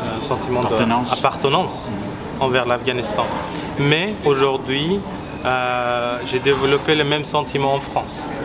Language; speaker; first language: French; non-native, fluent; Persian